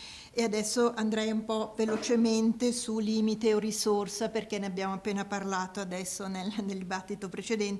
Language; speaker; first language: Italian; native; Italian